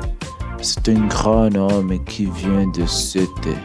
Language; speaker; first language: French; non-native, learner; English